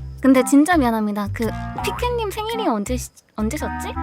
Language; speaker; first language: Korean; native; Korean